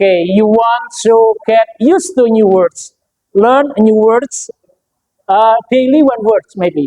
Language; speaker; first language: English; non-native, fluent; Indonesian